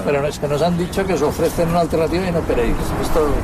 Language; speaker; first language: Spanish; native; Spanish